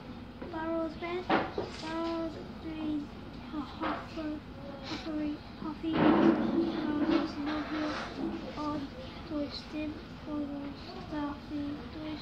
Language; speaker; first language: Welsh; non-native, local second language; English